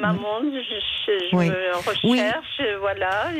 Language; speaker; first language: French; non-native, fluent; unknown